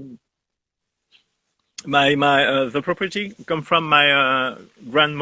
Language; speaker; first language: English; non-native, learner; French